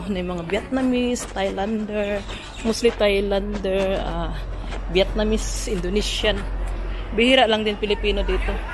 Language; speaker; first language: Filipino; native; Filipino